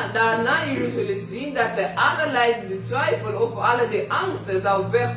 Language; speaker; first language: Dutch; non-native, learner; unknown